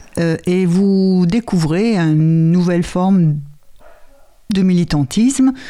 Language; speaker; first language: French; native; French